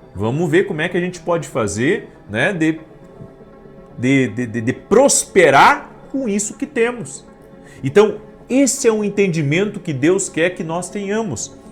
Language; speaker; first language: Portuguese; native; Portuguese